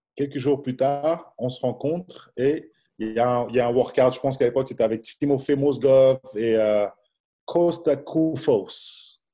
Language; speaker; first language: French; non-native, local second language; Lingala